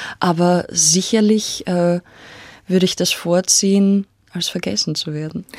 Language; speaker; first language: German; native; German